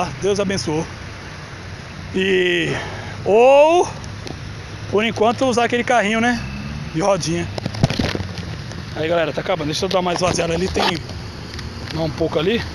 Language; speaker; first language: Portuguese; native; Portuguese